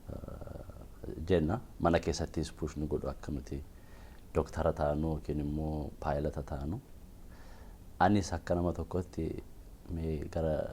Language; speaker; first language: Oromo; non-native, local second language; Amharic